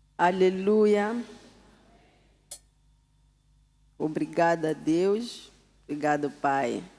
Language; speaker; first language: Portuguese; non-native, local second language; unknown